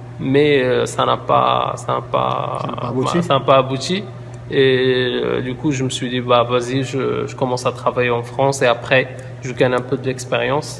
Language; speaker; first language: French; non-native, local second language; Arabic